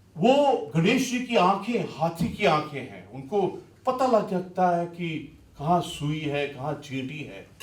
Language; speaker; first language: Hindi; non-native, local second language; Punjabi